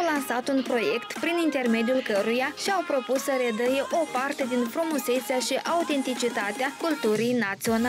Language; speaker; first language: Romanian; native; Romanian